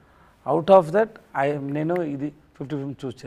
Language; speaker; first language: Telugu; non-native, learner; Tamil